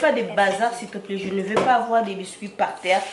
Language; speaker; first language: French; non-native, local second language; Lingala